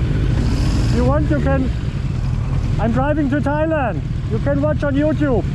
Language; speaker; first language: English; non-native, fluent; German